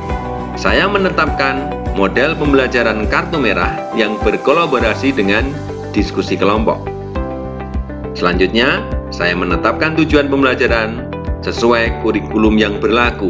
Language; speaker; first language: Indonesian; native; Indonesian